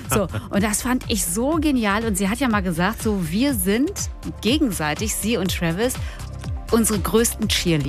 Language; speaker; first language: German; native; German